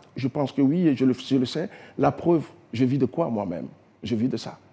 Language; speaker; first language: French; non-native, local second language; Ewe